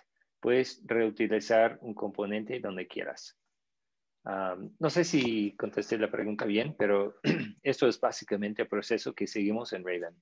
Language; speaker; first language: Spanish; non-native, fluent; English